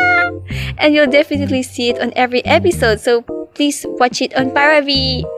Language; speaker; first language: English; non-native, local second language; Filipino